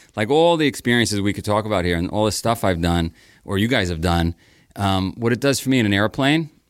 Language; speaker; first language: English; native; English